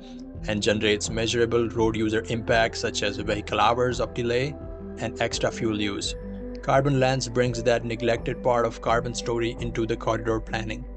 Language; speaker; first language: English; non-native, fluent; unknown